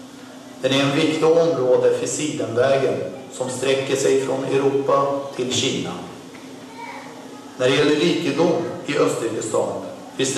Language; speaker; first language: Swedish; non-native, fluent; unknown